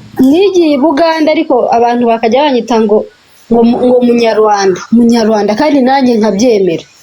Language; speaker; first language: Kinyarwanda; native; Kinyarwanda